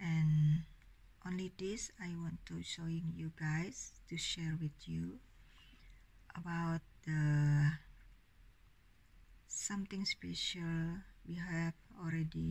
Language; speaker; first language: English; non-native, learner; Indonesian